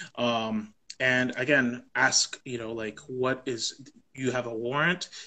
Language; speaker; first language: English; native; English